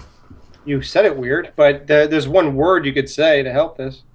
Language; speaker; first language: English; native; English